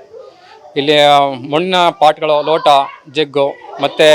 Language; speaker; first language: Kannada; native; Kannada